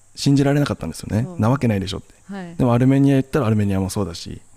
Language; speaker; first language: Japanese; native; Japanese